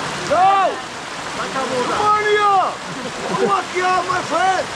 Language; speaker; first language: English; non-native, learner; Slovak